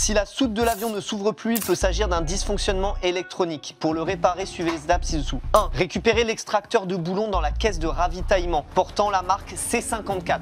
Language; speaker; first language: French; native; French